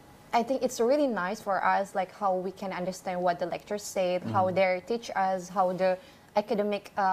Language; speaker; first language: English; non-native, fluent; Indonesian